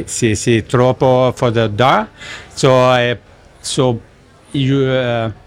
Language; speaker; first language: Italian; non-native, learner; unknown